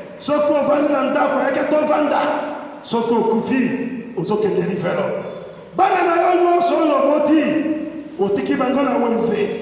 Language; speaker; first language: Lingala; non-native, fluent; Igbo